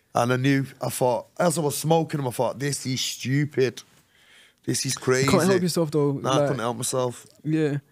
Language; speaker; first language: English; native; English